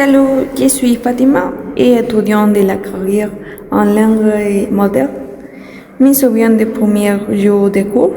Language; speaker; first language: French; non-native, learner; Spanish